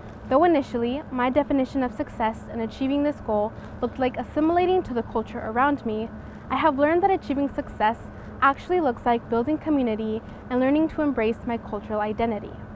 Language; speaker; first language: English; early bilingual, other home language; Spanish